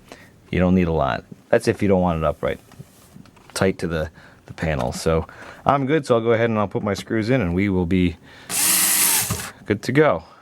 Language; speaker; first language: English; native; English